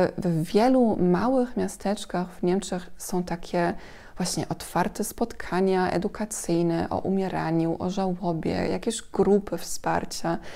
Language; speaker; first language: Polish; non-native, fluent; German